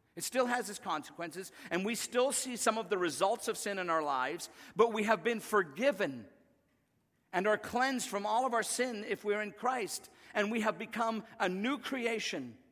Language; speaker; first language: English; native; English